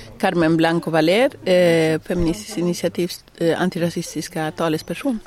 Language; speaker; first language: Swedish; non-native, fluent; Spanish